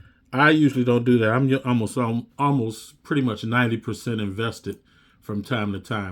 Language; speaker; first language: English; native; English